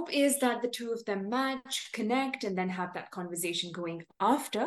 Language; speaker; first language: English; non-native, local second language; Tamil